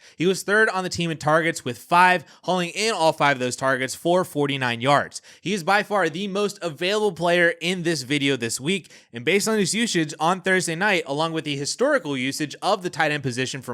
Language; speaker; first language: English; native; English